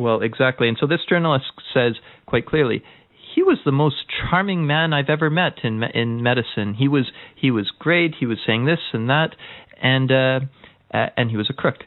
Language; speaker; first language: English; native; English